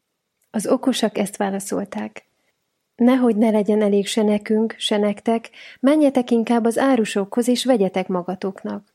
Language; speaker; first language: Hungarian; native; Hungarian